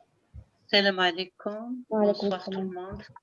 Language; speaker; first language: French; early bilingual, heritage; Arabic